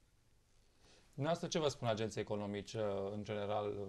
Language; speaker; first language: Romanian; native; Romanian